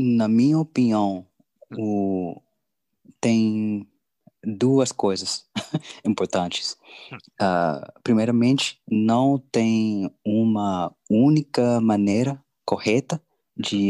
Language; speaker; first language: Portuguese; non-native, learner; English